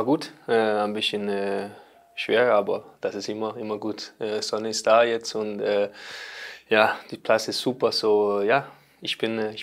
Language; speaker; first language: German; non-native, learner; Danish